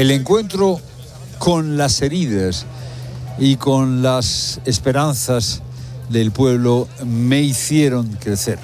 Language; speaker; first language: Spanish; native; Spanish